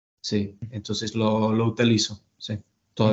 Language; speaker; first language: Spanish; non-native, fluent; English